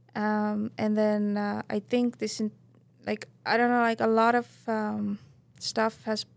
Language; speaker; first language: English; non-native, fluent; Estonian